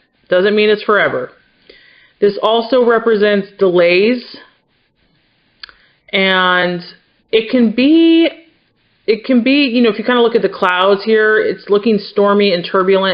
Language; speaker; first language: English; native; English